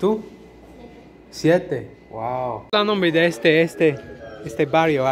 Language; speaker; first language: Spanish; non-native, learner; English